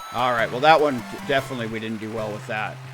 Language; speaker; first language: English; native; English